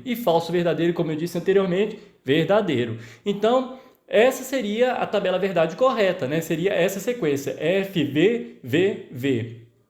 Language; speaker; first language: Portuguese; native; Portuguese